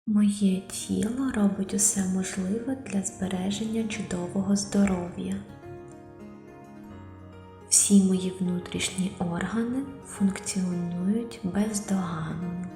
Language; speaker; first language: Ukrainian; native; Ukrainian